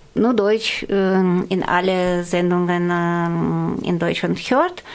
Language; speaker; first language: German; non-native, fluent; Russian